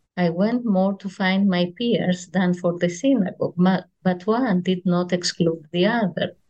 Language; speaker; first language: English; non-native, fluent; Greek